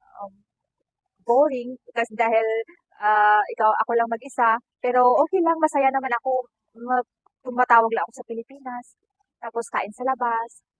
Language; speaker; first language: Filipino; native; Filipino